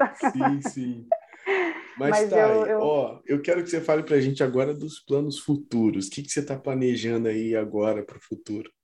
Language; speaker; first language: Portuguese; native; Portuguese